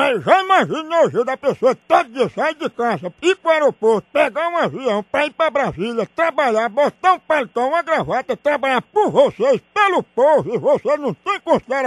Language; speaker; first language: Portuguese; native; Portuguese